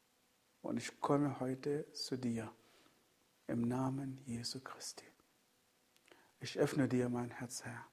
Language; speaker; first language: German; non-native, fluent; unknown